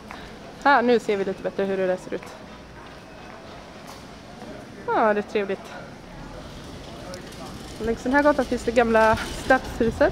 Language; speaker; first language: Swedish; native; Swedish